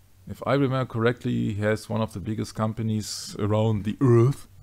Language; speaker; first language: English; non-native, fluent; German